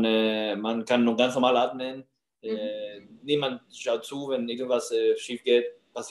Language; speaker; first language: German; non-native, fluent; Spanish